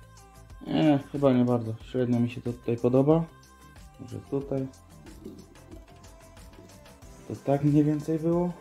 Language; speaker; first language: Polish; native; Polish